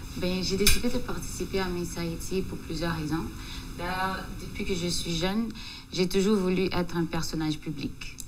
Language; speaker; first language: French; non-native, local second language; Haitian Creole